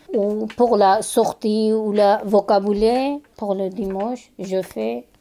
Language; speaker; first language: French; non-native, learner; Kurdish